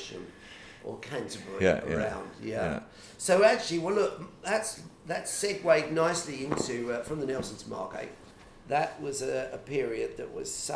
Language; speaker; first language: English; native; English